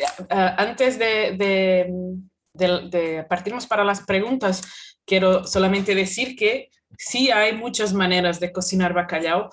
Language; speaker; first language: Spanish; non-native, fluent; Portuguese